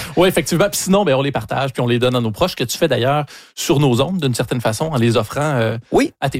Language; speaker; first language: French; native; French